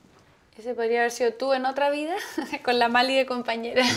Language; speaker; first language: Spanish; native; Spanish